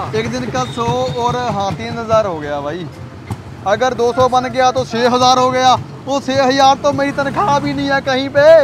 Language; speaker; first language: Hindi; non-native, local second language; Punjabi